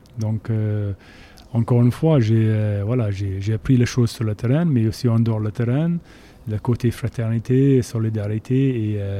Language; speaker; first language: French; non-native, fluent; English